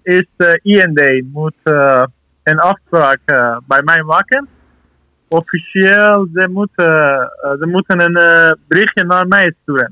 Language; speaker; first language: Dutch; non-native, learner; Persian